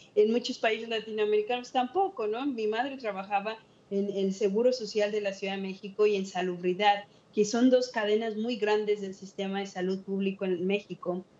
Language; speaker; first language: Spanish; native; Spanish